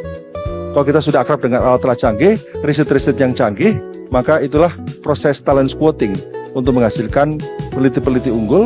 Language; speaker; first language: Indonesian; native; Indonesian